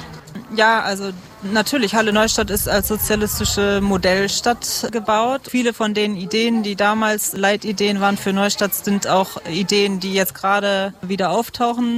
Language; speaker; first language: German; native; German